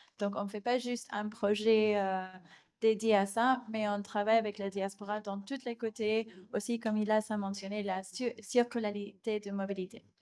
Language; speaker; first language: French; non-native, fluent; Spanish